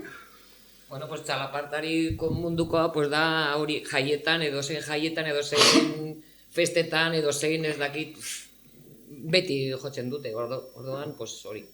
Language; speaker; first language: Basque; non-native, local second language; Spanish